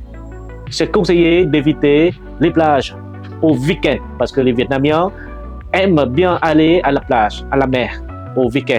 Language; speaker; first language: French; non-native, fluent; Vietnamese